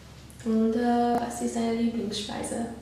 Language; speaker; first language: German; non-native, learner; Hungarian